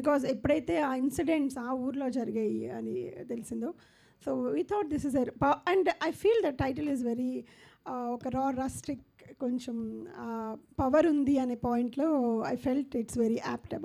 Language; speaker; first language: Telugu; native; Telugu